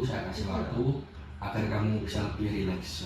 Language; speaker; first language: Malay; non-native, fluent; Indonesian